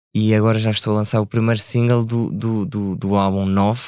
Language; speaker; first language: Portuguese; early bilingual, other home language; French